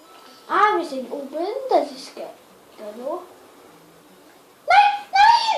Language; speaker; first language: German; native; German